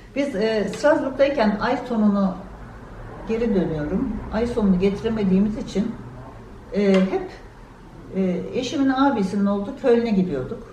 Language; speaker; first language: Turkish; native; Turkish